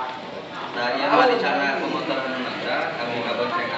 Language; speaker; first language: Indonesian; non-native, local second language; Sundanese